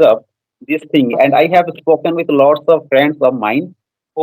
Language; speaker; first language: English; non-native, fluent; Odia